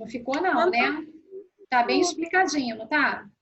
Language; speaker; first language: Portuguese; native; Portuguese